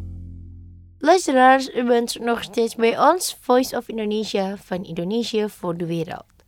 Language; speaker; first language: Dutch; non-native, fluent; Indonesian